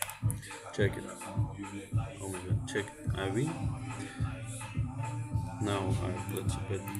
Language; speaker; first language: English; non-native, learner; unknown